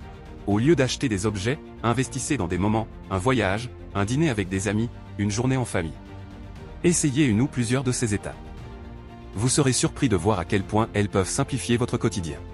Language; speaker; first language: French; native; French